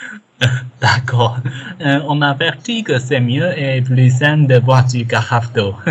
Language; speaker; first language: French; non-native, learner; Chinese